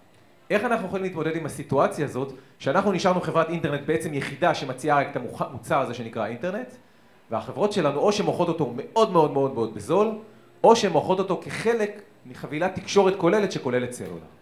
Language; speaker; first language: Hebrew; native; Hebrew